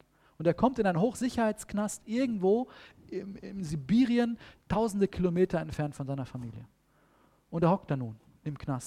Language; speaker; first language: German; native; German